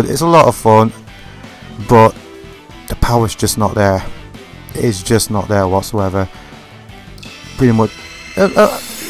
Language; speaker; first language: English; native; English